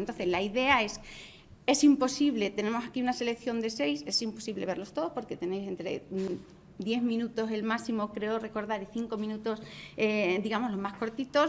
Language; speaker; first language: Spanish; native; Spanish